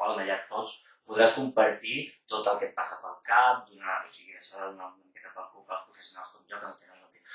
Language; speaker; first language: Catalan; native; Catalan